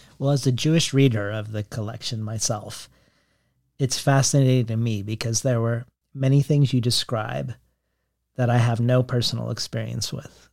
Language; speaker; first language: English; native; English